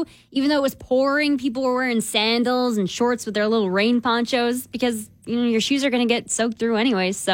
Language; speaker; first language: English; native; English